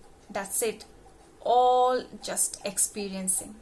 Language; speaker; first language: English; non-native, local second language; Hindi